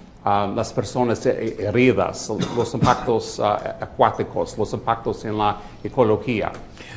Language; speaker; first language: Spanish; non-native, fluent; English